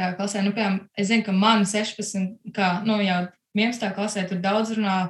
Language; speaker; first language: Latvian; early bilingual, heritage; Latvian